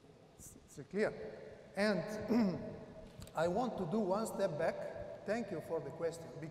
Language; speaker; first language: English; non-native, learner; Italian